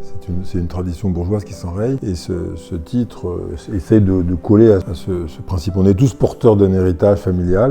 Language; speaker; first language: French; native; French